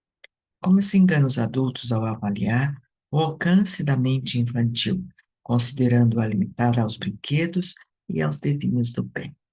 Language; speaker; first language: Portuguese; native; Portuguese